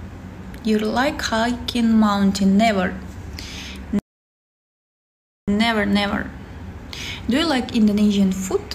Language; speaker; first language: English; non-native, learner; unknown